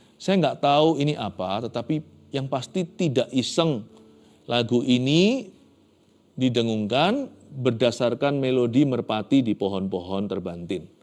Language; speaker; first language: Indonesian; native; Indonesian